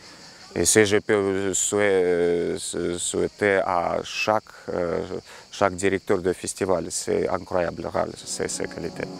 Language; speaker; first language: French; non-native, learner; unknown